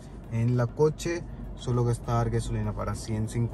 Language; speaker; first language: Spanish; non-native, learner; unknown